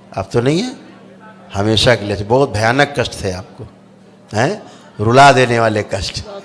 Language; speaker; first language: Hindi; native; Hindi